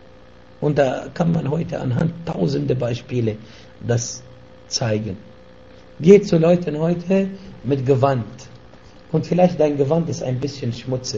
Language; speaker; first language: German; non-native, fluent; Arabic